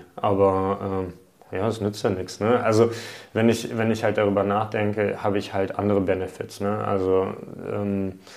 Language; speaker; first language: German; early bilingual, other home language; Hungarian